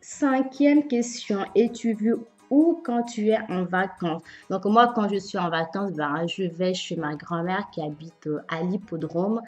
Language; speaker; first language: French; early bilingual, other home language; Bambara